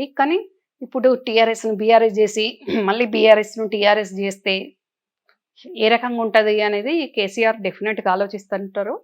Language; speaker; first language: Telugu; native; Telugu